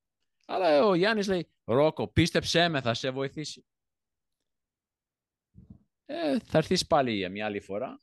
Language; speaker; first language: Greek; early bilingual, heritage; Greek